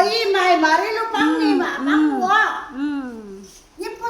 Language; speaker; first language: Chinese; non-native, learner; Filipino